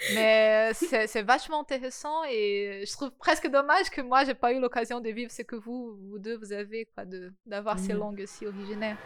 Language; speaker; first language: French; non-native, fluent; Portuguese